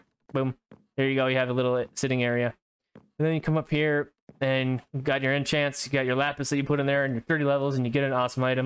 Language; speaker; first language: English; native; English